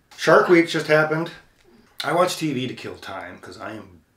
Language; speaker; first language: English; native; English